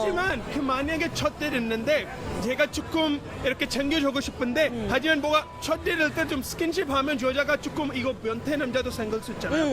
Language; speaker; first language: Korean; non-native, learner; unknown